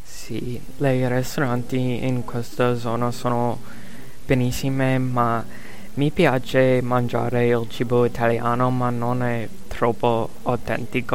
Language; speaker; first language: Italian; non-native, learner; English